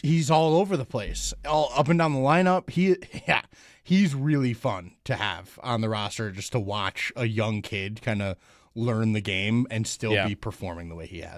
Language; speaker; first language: English; native; English